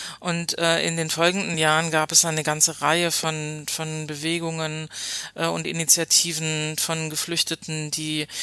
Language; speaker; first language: German; native; German